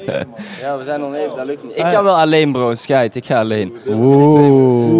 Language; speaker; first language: Dutch; native; Dutch